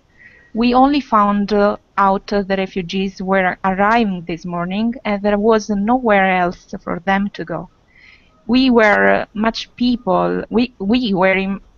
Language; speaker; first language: English; non-native, fluent; Italian